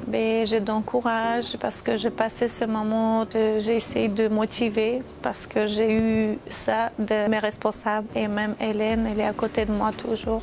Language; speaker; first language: French; non-native, fluent; Armenian